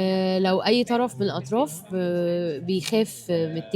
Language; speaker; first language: Arabic; native; Arabic